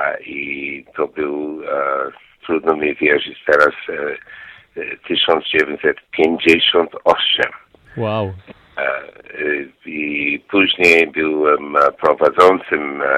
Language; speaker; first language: Polish; non-native, learner; English